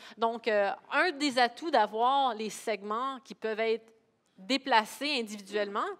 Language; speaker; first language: French; native; French